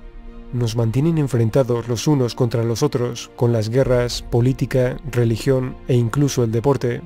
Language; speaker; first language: Spanish; native; Spanish